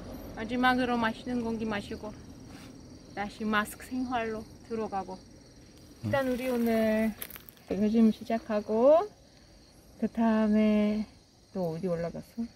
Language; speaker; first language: Korean; non-native, learner; Russian